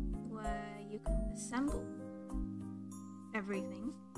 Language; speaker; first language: English; non-native, local second language; Cantonese